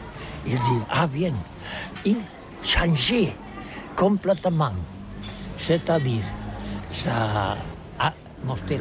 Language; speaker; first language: French; non-native, learner; Catalan